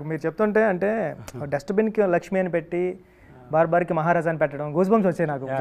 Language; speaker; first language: Telugu; native; Telugu